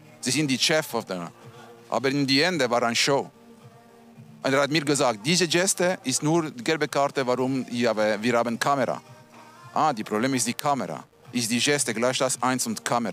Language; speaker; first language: German; non-native, local second language; Italian